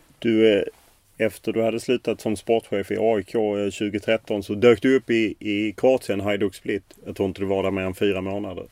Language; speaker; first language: Swedish; native; Swedish